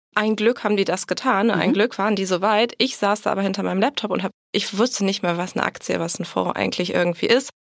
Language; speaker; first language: German; native; German